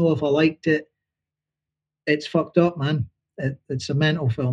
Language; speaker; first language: English; native; English